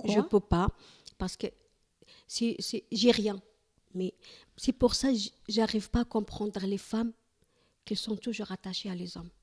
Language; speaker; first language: French; non-native, learner; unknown